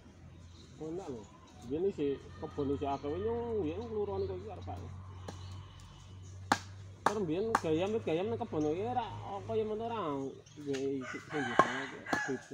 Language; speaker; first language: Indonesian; non-native, local second language; Javanese